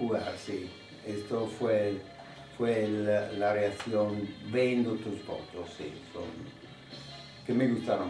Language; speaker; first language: Spanish; non-native, fluent; Italian